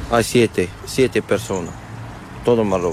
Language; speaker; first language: Spanish; non-native, learner; Arabic